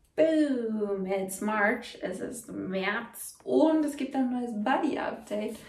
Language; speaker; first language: German; native; German